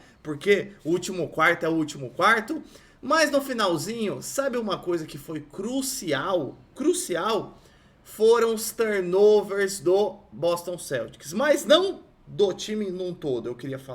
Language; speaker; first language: Portuguese; native; Portuguese